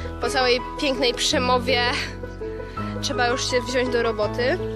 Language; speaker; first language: Polish; native; Polish